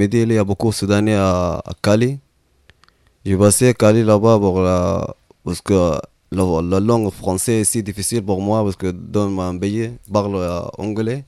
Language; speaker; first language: French; non-native, learner; Arabic